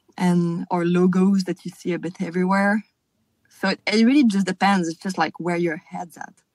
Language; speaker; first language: English; non-native, fluent; French